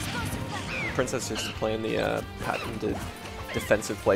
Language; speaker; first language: English; native; English